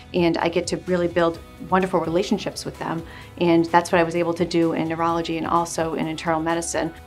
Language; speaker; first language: English; native; English